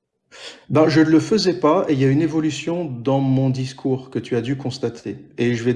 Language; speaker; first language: French; native; French